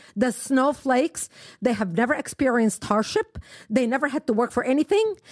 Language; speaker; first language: English; non-native, fluent; Arabic